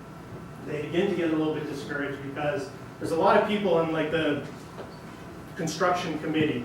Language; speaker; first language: English; native; English